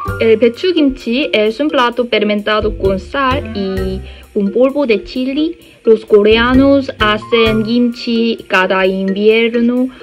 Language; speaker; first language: Spanish; non-native, learner; Korean